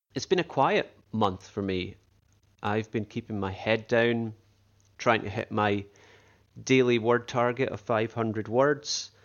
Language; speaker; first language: English; native; English